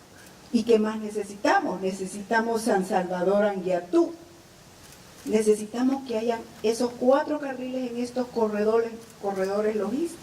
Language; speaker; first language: Spanish; native; Spanish